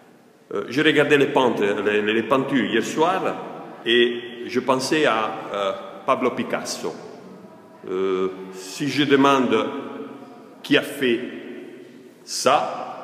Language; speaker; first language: French; non-native, fluent; Italian